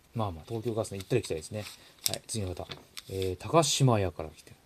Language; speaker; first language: Japanese; native; Japanese